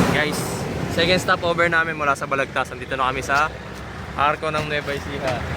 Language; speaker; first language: Filipino; native; Filipino